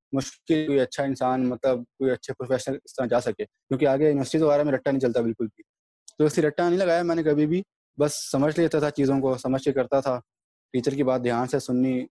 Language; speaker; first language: Urdu; native; Urdu